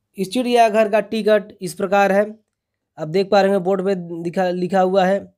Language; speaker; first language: Hindi; native; Hindi